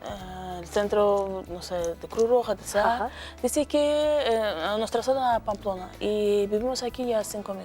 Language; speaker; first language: Spanish; non-native, learner; Azerbaijani